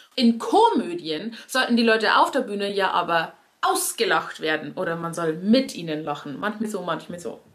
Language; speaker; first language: German; native; German